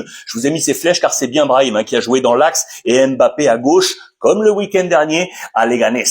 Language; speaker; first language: French; native; French